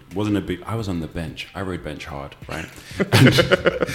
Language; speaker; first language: English; early bilingual, other home language; Yoruba